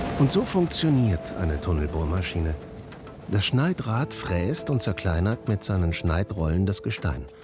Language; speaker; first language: German; native; German